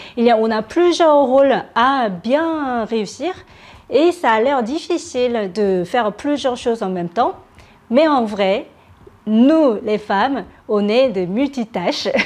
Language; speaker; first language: French; non-native, fluent; Korean